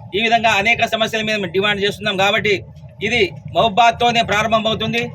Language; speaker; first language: Telugu; non-native, local second language; Lambadi